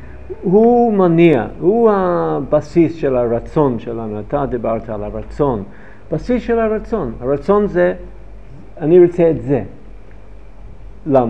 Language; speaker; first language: Hebrew; non-native, fluent; English